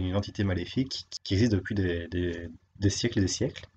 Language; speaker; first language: French; native; French